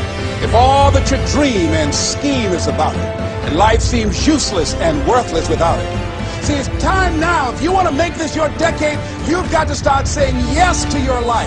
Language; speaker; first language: English; native; English